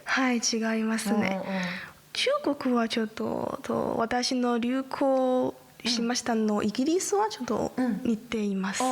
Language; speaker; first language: Japanese; non-native, learner; Chinese